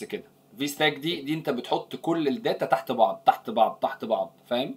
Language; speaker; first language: Arabic; native; Arabic